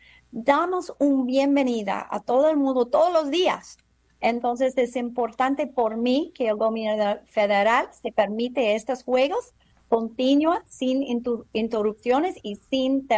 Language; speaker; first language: Spanish; non-native, fluent; English